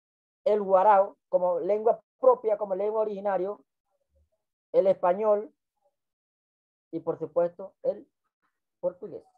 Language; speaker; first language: Spanish; non-native, local second language; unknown